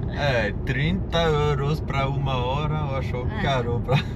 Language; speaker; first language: Portuguese; non-native, fluent; French